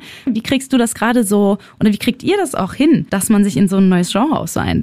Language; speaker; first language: German; native; German